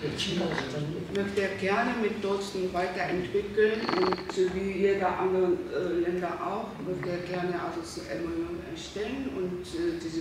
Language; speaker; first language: German; non-native, learner; Korean